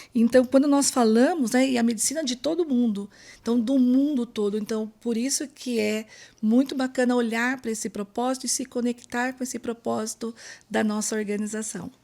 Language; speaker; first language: Portuguese; native; Portuguese